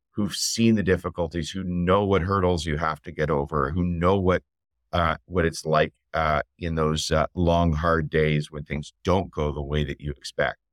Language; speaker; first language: English; native; English